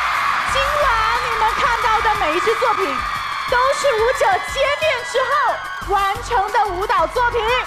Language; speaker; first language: Chinese; native; Chinese